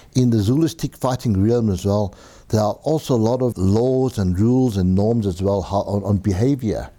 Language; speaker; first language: English; native; English